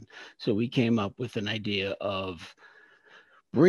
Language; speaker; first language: English; native; English